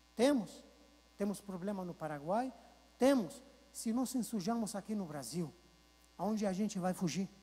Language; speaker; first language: Portuguese; non-native, fluent; Arabic